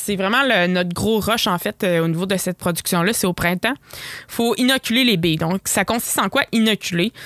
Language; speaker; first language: French; native; French